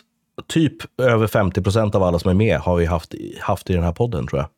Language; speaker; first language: Swedish; native; Swedish